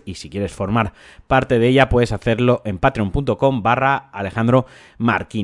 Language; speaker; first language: Spanish; native; Spanish